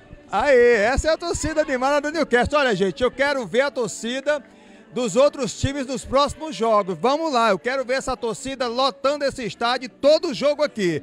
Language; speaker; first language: Portuguese; native; Portuguese